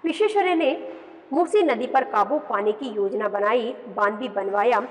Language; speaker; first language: Hindi; non-native, local second language; Kannada